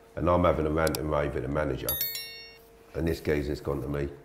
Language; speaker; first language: English; native; English